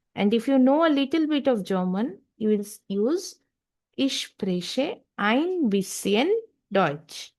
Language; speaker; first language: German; non-native, fluent; Hindi